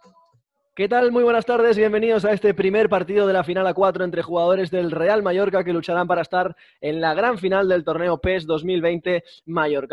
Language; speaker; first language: Spanish; native; Spanish